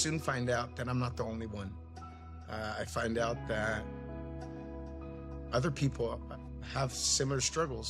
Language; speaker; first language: English; native; English